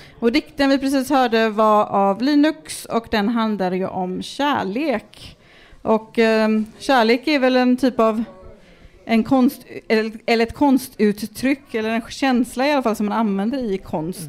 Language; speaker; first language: Swedish; native; Swedish